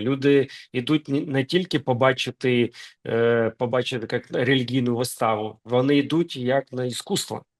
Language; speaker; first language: Ukrainian; non-native, local second language; Russian